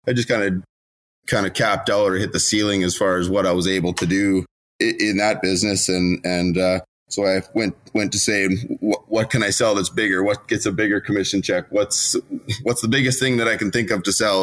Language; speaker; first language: English; native; English